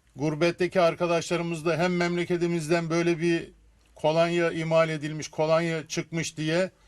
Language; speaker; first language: Turkish; native; Turkish